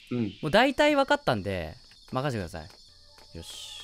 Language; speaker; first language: Japanese; native; Japanese